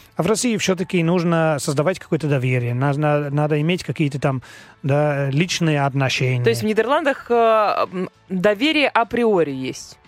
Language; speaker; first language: Russian; non-native, fluent; Dutch